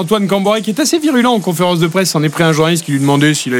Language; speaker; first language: French; native; French